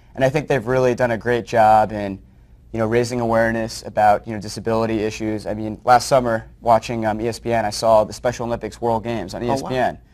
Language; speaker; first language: English; native; English